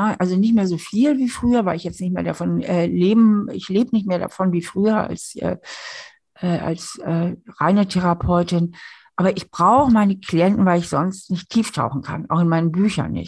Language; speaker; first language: German; native; German